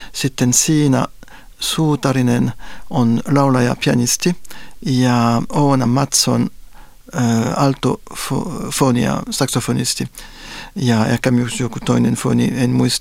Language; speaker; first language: Finnish; non-native, fluent; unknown